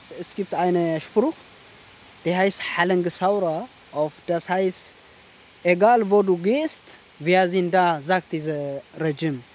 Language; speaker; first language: German; non-native, learner; Tigrinya